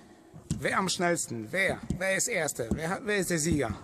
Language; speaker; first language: German; non-native, fluent; Polish